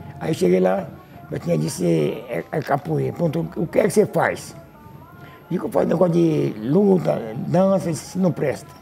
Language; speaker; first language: Portuguese; native; Portuguese